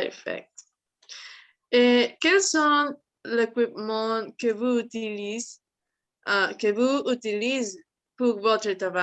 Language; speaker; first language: French; non-native, learner; Spanish